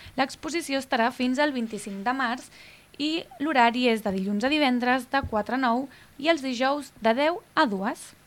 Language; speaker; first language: Catalan; native; Catalan